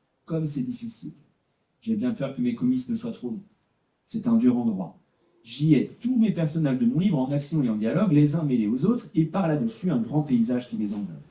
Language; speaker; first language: French; native; French